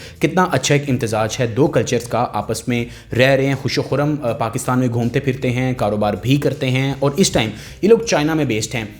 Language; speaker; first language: Urdu; native; Urdu